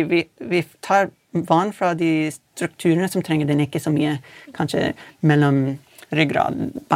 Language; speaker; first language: Norwegian; non-native, fluent; English